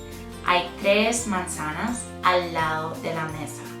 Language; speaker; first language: Spanish; non-native, fluent; English